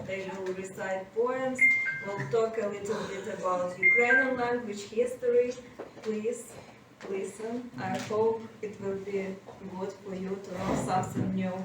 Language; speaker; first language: English; non-native, learner; Ukrainian